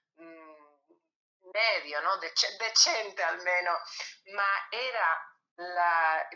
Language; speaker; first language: Italian; non-native, fluent; Spanish